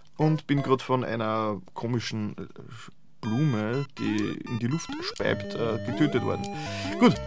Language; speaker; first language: German; native; German